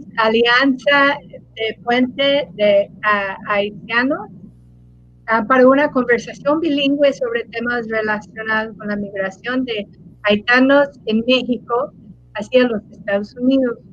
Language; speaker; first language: Spanish; non-native, fluent; English